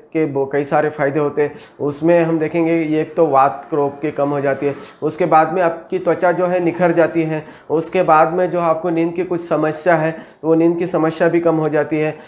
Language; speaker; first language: Hindi; non-native, local second language; Marathi